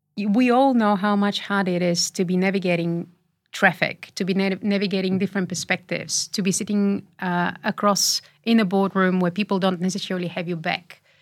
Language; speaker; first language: English; non-native, fluent; Bulgarian